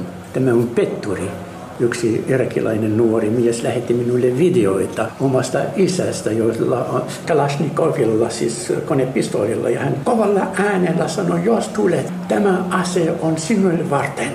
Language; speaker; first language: Finnish; non-native, learner; Arabic